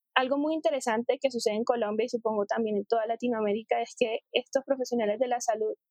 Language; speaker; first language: Spanish; native; Spanish